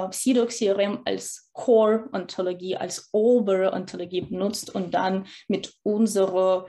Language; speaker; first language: German; non-native, fluent; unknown